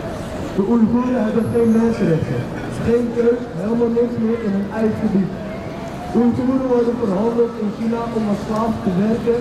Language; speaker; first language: Dutch; early bilingual, other home language; Uyghur